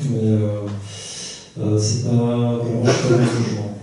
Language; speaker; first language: French; early bilingual, other home language; Korean